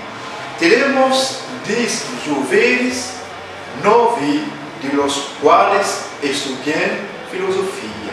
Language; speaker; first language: Spanish; non-native, fluent; Haitian Creole